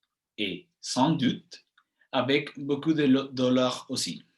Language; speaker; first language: French; non-native, fluent; Spanish